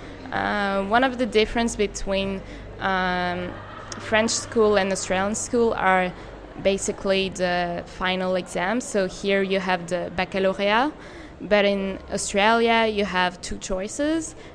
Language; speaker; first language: English; native; English